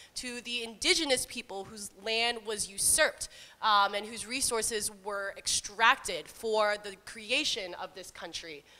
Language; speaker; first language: English; native; English